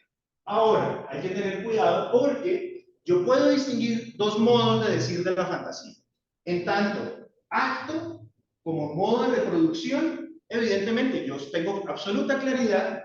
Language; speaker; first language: Spanish; native; Spanish